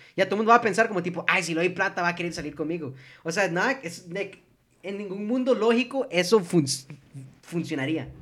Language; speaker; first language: Spanish; early bilingual, heritage; English